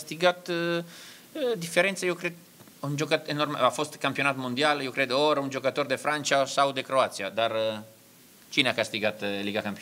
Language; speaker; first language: Romanian; non-native, learner; Italian